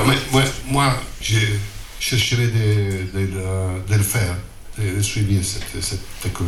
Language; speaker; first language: French; non-native, fluent; Italian